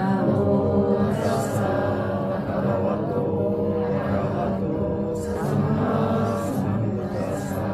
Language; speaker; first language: Korean; native; Korean